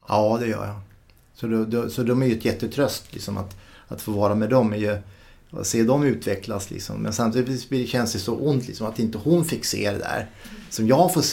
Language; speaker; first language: Swedish; native; Swedish